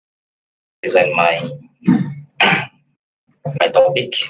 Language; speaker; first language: English; non-native, fluent; Indonesian